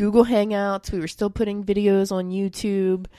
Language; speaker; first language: English; native; English